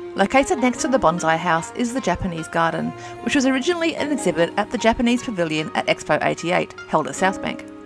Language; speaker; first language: English; native; English